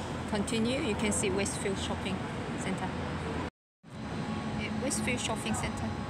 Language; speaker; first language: English; non-native, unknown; Korean